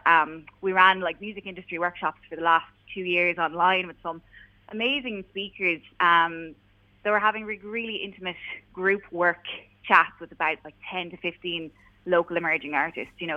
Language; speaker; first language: English; native; English